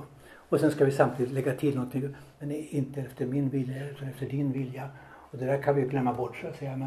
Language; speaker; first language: Swedish; native; Swedish